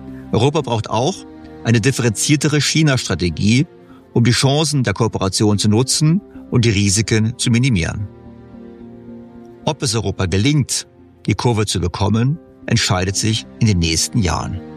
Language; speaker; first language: German; native; German